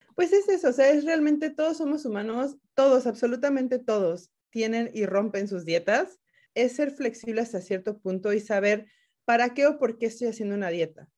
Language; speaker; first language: Spanish; native; Spanish